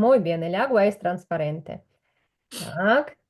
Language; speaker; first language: Spanish; non-native, fluent; Ukrainian